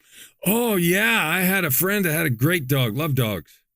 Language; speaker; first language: English; native; English